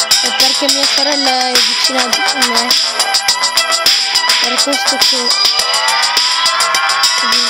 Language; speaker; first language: Italian; early bilingual, other home language; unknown